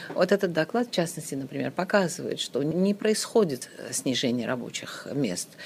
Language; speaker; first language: Russian; non-native, local second language; Georgian